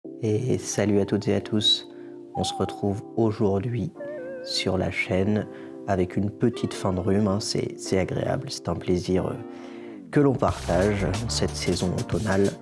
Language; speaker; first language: French; native; French